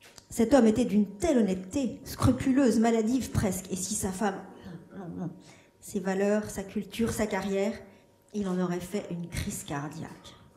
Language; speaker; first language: French; native; French